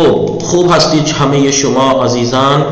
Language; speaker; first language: Persian; non-native, fluent; Urdu